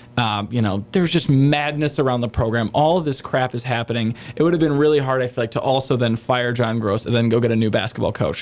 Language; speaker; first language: English; native; English